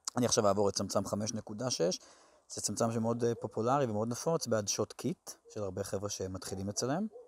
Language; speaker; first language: Hebrew; native; Hebrew